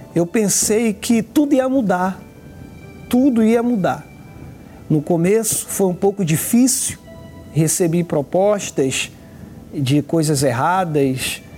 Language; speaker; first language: Portuguese; native; Portuguese